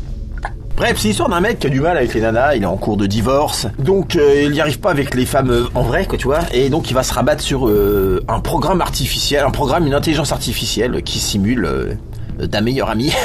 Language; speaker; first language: French; native; French